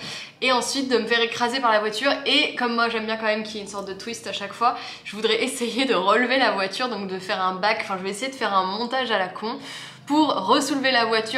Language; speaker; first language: French; native; French